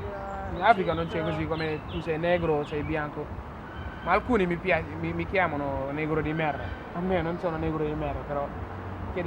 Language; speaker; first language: Italian; non-native, learner; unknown